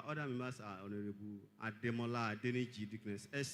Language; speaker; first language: English; non-native, local second language; Yoruba